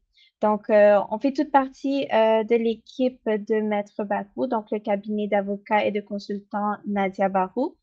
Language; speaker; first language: French; native; French